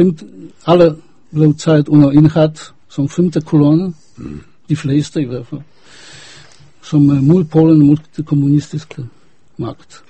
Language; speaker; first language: Danish; non-native, fluent; Polish